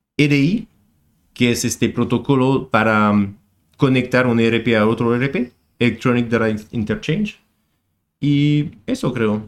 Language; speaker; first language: Spanish; non-native, fluent; French